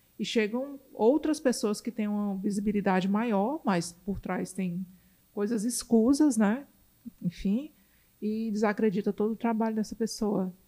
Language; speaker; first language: Portuguese; native; Portuguese